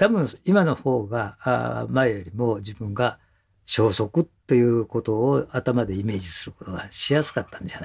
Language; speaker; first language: Japanese; native; Japanese